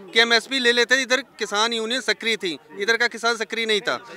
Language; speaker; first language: Hindi; native; Hindi